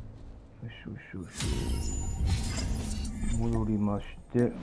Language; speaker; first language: Japanese; native; Japanese